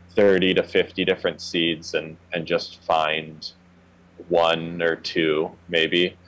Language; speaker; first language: English; native; English